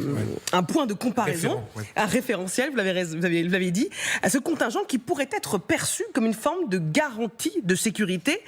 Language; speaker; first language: French; native; French